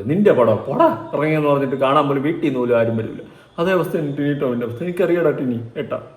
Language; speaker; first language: Malayalam; native; Malayalam